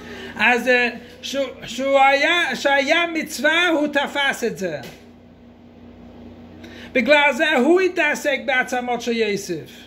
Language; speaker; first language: Hebrew; non-native, fluent; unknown